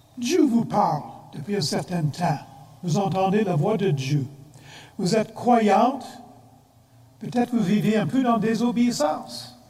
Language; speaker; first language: French; non-native, fluent; English